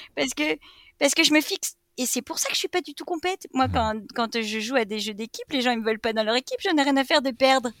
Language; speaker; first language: French; native; French